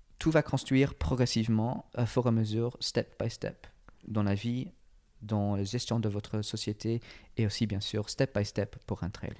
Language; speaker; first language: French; non-native, fluent; English